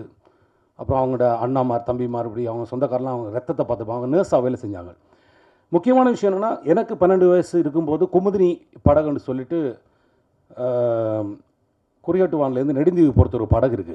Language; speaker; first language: Tamil; native; Tamil